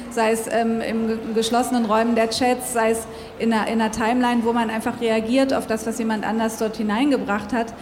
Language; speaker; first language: German; native; German